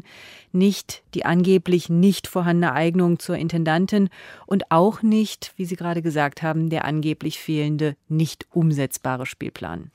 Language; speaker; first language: German; native; German